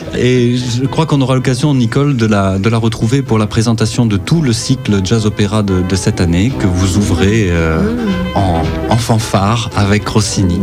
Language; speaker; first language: French; native; French